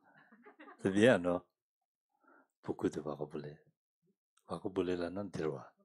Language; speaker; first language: French; non-native, learner; Tibetan